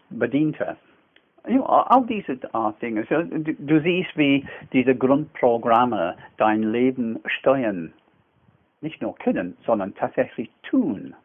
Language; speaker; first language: German; non-native, fluent; English